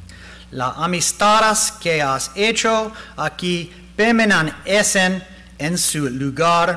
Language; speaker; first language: Spanish; non-native, learner; English